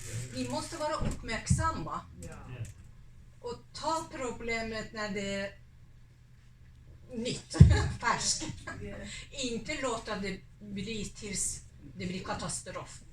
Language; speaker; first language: Swedish; non-native, fluent; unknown